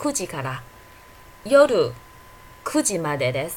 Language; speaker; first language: Japanese; non-native, fluent; Chinese